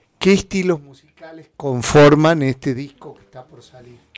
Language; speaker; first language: Spanish; native; Spanish